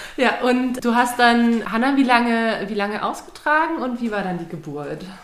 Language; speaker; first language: German; native; German